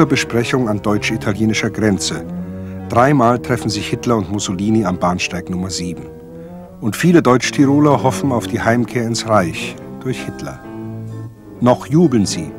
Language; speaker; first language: German; native; German